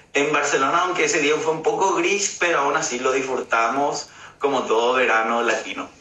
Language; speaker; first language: Spanish; native; Spanish